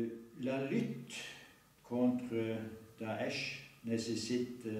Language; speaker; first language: French; non-native, fluent; Norwegian